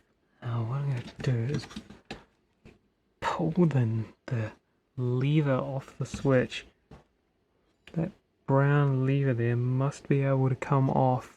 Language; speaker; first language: English; native; English